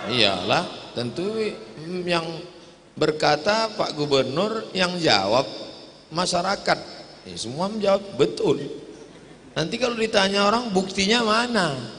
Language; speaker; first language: Indonesian; native; Indonesian